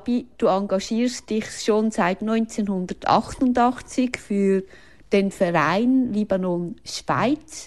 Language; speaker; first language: German; native; German